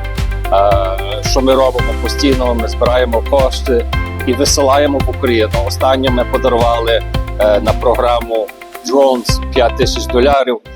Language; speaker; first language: Ukrainian; early bilingual, heritage; Ukrainian